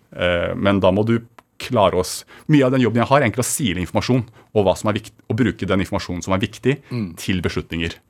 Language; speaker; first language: Norwegian; early bilingual, other home language; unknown